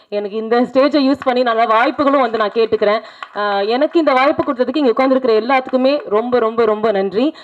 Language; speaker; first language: Tamil; native; Tamil